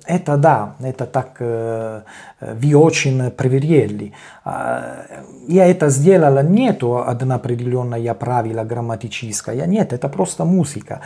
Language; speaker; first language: Russian; non-native, learner; Italian